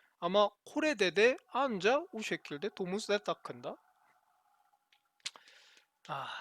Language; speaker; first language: Turkish; non-native, learner; Korean